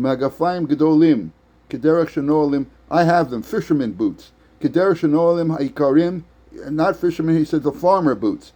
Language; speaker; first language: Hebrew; non-native, fluent; English